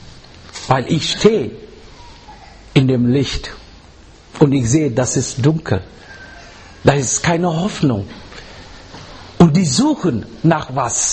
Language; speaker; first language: German; non-native, fluent; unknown